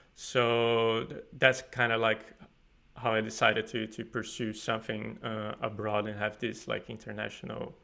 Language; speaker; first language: English; non-native, fluent; Portuguese